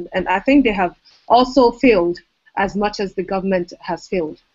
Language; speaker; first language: English; non-native, local second language; Igbo